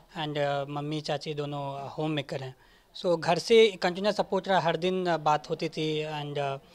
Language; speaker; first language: Hindi; native; Hindi